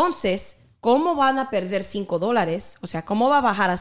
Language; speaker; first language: Spanish; early bilingual, heritage; Spanish